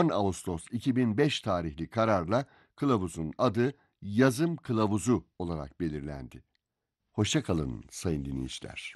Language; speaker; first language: Turkish; native; Turkish